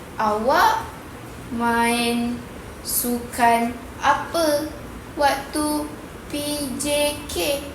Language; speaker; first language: Malay; native; Malay